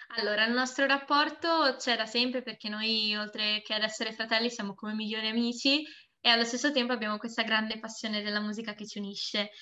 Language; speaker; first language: Italian; native; Italian